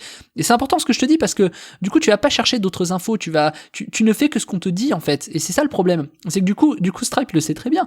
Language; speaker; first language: French; native; French